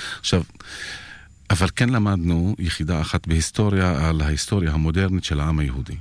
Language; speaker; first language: Hebrew; non-native, local second language; Arabic